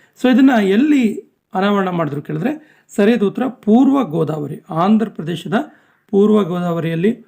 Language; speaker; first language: Kannada; native; Kannada